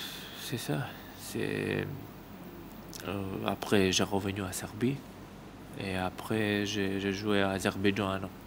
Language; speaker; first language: French; non-native, learner; Serbian